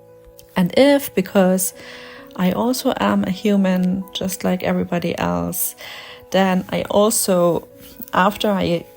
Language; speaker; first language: English; non-native, fluent; German